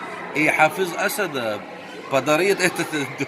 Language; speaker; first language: Russian; non-native, learner; Arabic